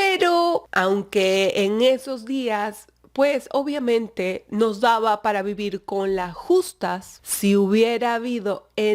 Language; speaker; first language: Spanish; native; Spanish